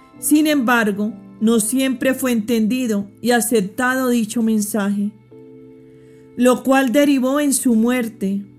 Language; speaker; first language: Spanish; native; Spanish